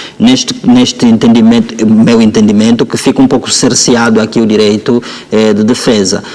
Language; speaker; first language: Portuguese; native; Portuguese